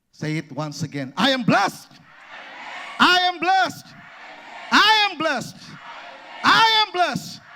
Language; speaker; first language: English; non-native, local second language; Filipino